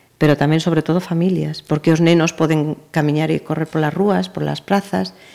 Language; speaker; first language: Galician; native; Galician